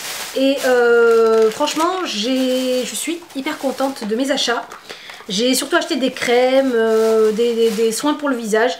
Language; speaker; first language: French; native; French